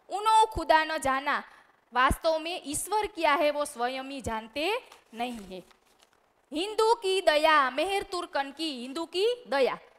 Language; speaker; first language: Hindi; non-native, local second language; Gujarati